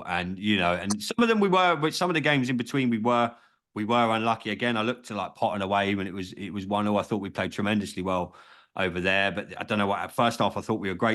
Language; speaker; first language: English; native; English